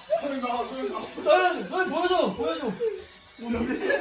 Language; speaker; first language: Korean; native; Korean